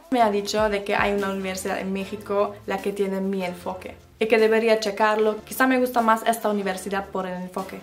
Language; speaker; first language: Spanish; non-native, fluent; German